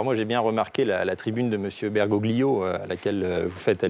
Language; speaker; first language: French; native; French